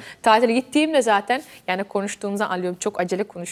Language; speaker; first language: Turkish; early bilingual, heritage; Dutch